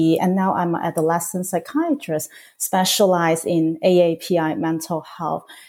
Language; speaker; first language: English; non-native, local second language; Cantonese